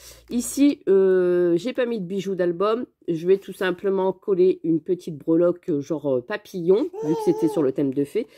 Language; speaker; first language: French; native; French